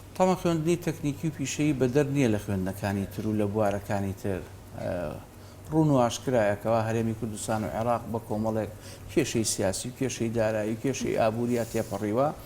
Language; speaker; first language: Central Kurdish; native; Central Kurdish